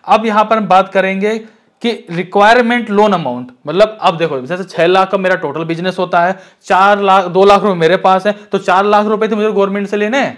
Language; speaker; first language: Hindi; native; Hindi